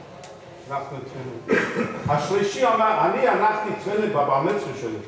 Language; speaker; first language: Hebrew; non-native, fluent; English